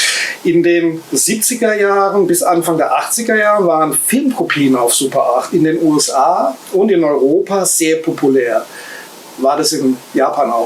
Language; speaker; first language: German; native; German